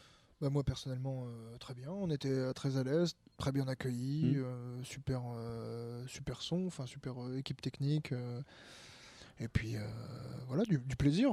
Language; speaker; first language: French; native; French